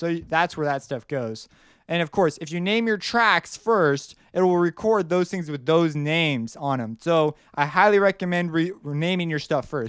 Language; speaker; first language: English; native; English